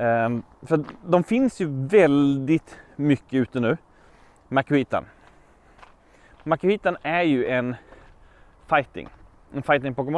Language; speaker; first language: Swedish; native; Swedish